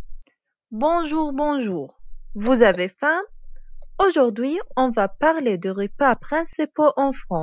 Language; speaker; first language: French; non-native, fluent; Arabic